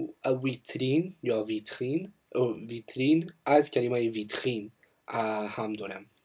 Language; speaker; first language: Persian; non-native, learner; English